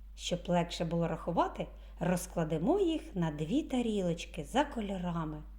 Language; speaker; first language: Ukrainian; native; Ukrainian